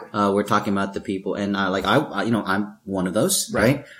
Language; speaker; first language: English; early bilingual, other home language; Filipino